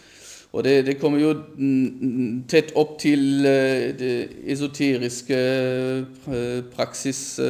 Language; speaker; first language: Norwegian; non-native, fluent; German